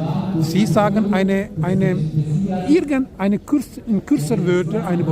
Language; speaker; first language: German; non-native, learner; Urdu